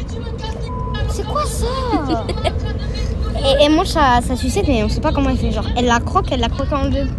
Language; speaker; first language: French; native; French